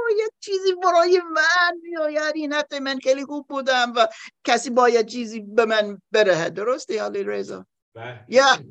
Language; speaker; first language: Persian; non-native, learner; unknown